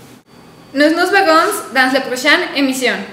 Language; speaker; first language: French; non-native, learner; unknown